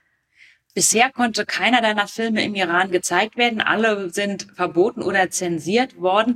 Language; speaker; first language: German; native; German